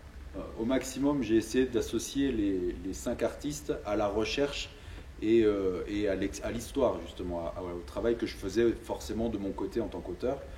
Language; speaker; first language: French; native; French